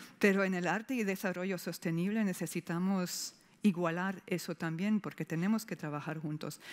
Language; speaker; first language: Spanish; non-native, fluent; German